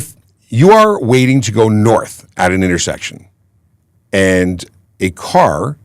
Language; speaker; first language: English; native; English